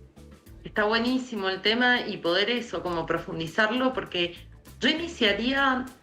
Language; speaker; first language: Spanish; native; Spanish